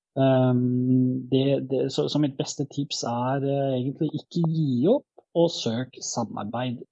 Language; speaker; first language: Norwegian; early bilingual, other home language; Bosnian